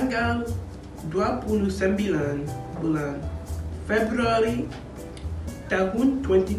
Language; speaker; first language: Indonesian; non-native, learner; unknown